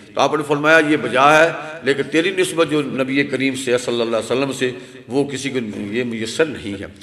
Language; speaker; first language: Urdu; non-native, local second language; Punjabi